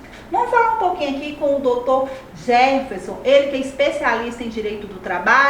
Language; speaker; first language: Portuguese; native; Portuguese